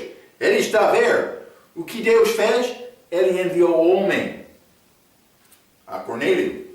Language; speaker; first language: Portuguese; non-native, fluent; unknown